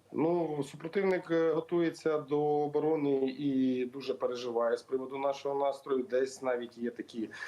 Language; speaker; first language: Ukrainian; non-native, local second language; Russian